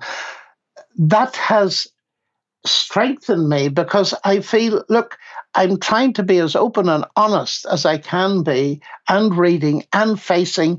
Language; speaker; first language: English; native; English